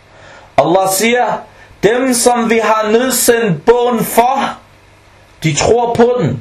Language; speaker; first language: Danish; non-native, fluent; Arabic